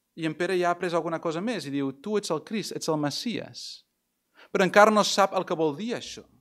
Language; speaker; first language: Catalan; non-native, fluent; English